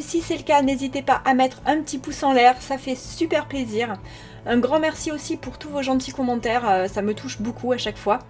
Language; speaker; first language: French; native; French